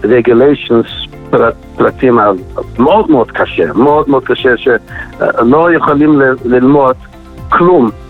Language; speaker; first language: Hebrew; non-native, fluent; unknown